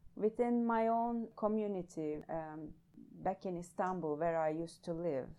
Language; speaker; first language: English; non-native, fluent; Turkish